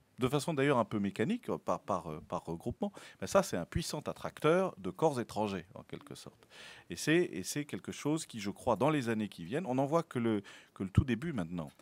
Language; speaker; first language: French; native; French